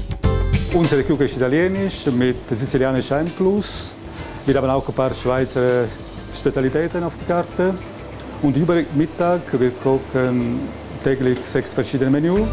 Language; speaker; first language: German; non-native, fluent; Italian